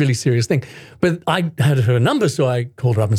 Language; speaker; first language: English; native; English